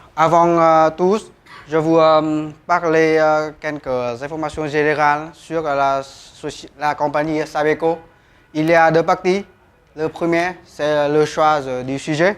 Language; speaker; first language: French; non-native, learner; Vietnamese